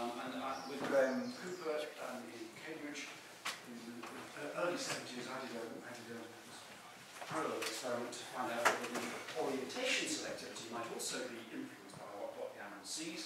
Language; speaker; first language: English; native; English